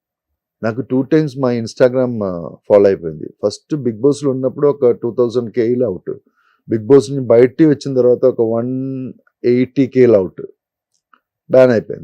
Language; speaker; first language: Telugu; non-native, learner; Malayalam